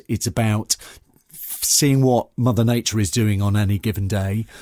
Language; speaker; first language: English; native; English